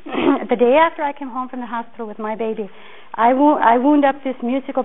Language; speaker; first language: English; native; English